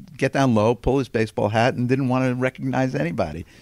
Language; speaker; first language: English; native; English